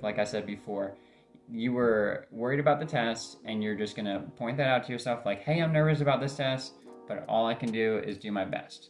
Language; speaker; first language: English; native; English